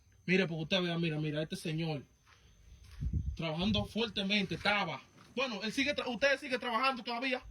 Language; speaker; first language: Spanish; native; Spanish